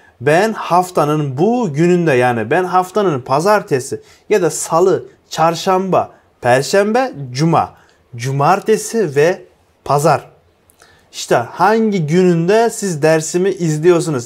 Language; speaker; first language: Turkish; non-native, fluent; Uzbek